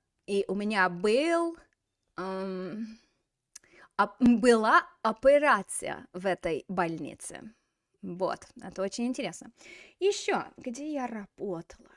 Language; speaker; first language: Russian; non-native, fluent; English